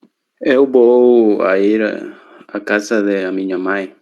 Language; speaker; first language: Portuguese; non-native, learner; Spanish